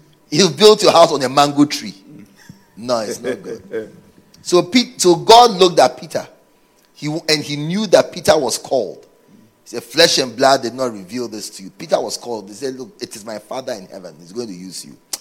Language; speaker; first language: English; non-native, local second language; Akan